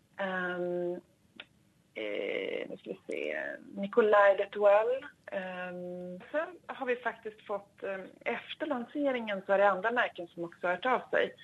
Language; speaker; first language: Swedish; native; Swedish